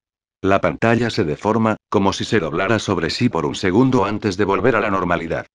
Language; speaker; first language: Spanish; native; Spanish